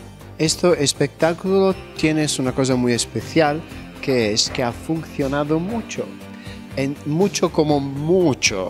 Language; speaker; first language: Spanish; non-native, fluent; Italian